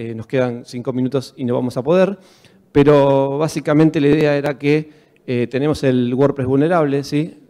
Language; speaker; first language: Spanish; native; Spanish